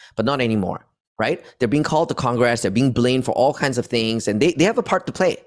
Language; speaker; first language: English; non-native, local second language; Chinese